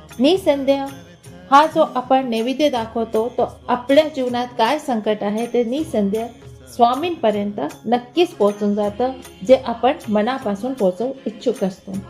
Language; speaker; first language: Marathi; non-native, local second language; Hindi